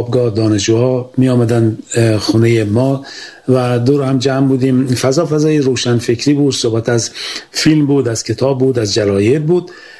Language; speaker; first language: Persian; native; Persian